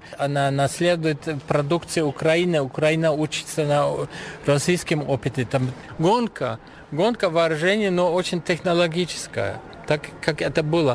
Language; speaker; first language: Russian; non-native, fluent; German